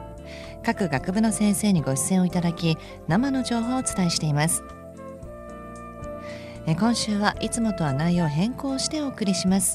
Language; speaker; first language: Japanese; native; Japanese